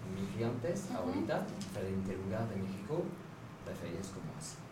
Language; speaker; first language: Spanish; non-native, fluent; French